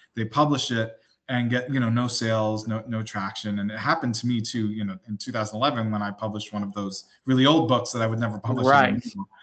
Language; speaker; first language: English; native; English